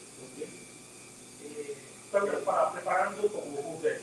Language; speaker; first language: Spanish; non-native, learner; Igbo